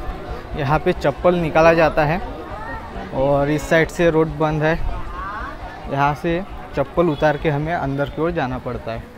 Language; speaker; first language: Hindi; non-native, local second language; Marathi